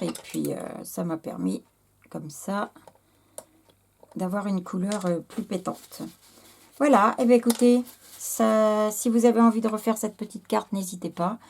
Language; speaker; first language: French; native; French